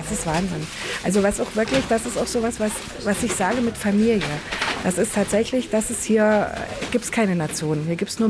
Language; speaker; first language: German; native; German